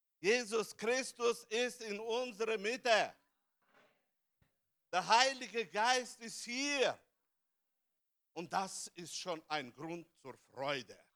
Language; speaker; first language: German; non-native, fluent; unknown